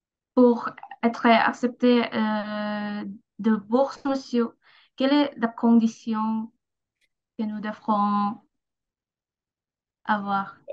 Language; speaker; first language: French; non-native, learner; Indonesian